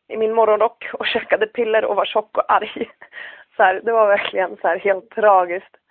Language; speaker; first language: Swedish; native; Swedish